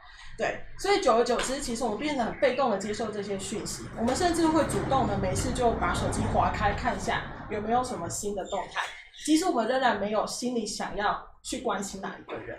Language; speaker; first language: Chinese; native; Chinese